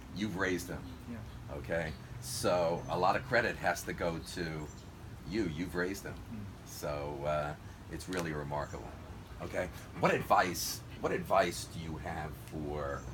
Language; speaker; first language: English; native; English